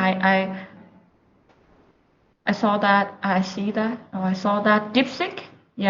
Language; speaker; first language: English; non-native, learner; Vietnamese